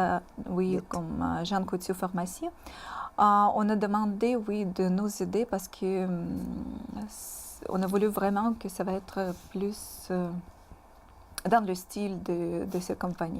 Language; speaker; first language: French; non-native, fluent; Russian